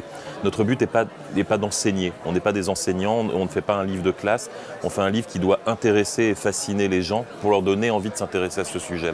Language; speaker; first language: French; native; French